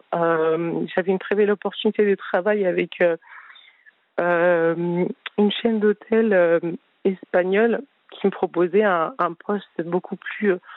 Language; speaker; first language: French; non-native, fluent; Spanish